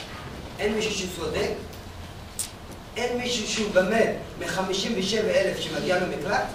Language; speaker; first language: Hebrew; non-native, fluent; Tigrinya